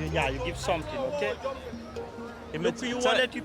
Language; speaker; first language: English; non-native, learner; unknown